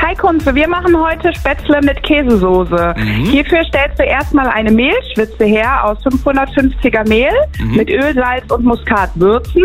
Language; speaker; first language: German; native; German